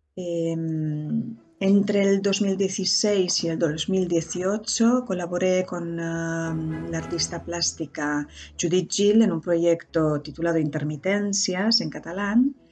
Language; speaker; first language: Spanish; non-native, fluent; Romanian